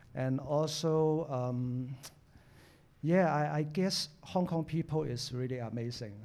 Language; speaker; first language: English; non-native, local second language; Cantonese